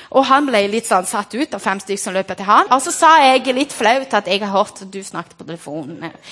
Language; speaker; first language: Norwegian; non-native, fluent; Portuguese